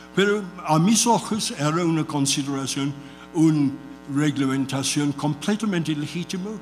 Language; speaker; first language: Spanish; non-native, fluent; English